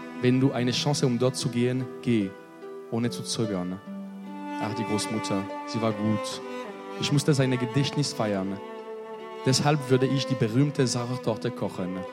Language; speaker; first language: German; non-native, learner; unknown